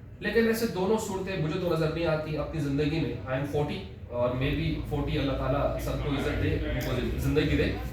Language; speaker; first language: Urdu; non-native, local second language; Pashto